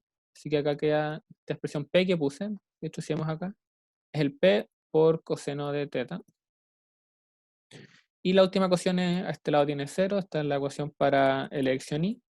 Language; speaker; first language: Spanish; native; Spanish